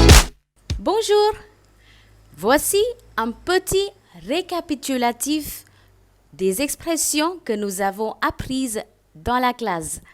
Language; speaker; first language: French; non-native, fluent; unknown